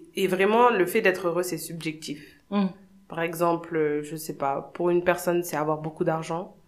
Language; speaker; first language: French; non-native, local second language; Wolof